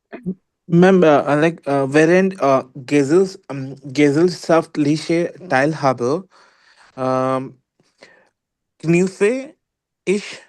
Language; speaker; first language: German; non-native, learner; Hindi